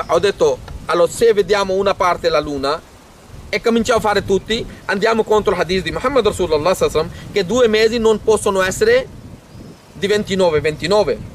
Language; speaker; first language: Italian; non-native, fluent; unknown